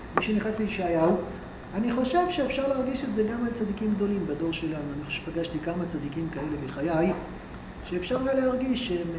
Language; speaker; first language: Hebrew; native; Hebrew